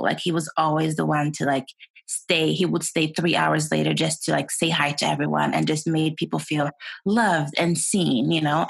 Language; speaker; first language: English; non-native, fluent; Swedish